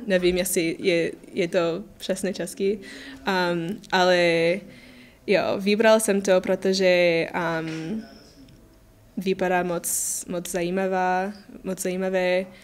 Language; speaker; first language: Czech; non-native, learner; English